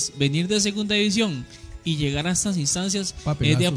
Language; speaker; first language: Spanish; native; Spanish